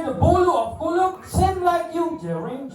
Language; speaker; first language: English; non-native, learner; Balinese